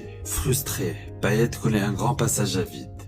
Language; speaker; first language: French; native; French